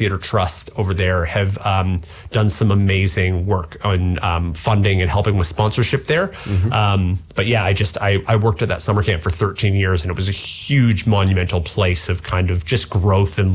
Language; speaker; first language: English; native; English